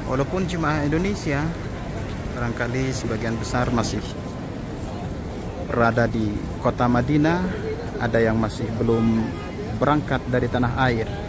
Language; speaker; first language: Indonesian; native; Indonesian